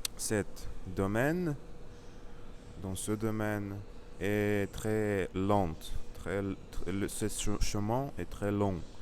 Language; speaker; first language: French; non-native, learner; Russian